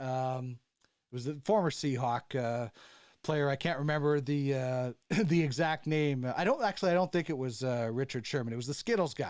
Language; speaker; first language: English; native; English